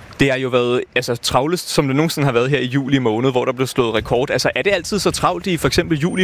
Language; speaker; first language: Danish; native; Danish